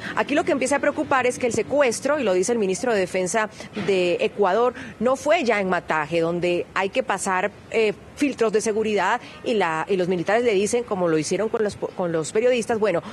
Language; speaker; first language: Spanish; native; Spanish